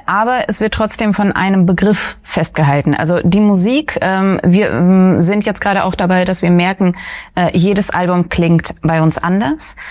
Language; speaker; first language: German; early bilingual, other home language; Russian